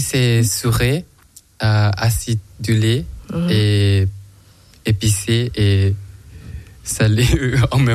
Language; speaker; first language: French; non-native, learner; Thai